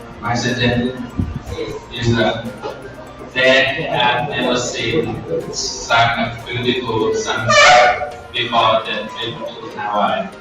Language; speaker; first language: English; non-native, learner; Thai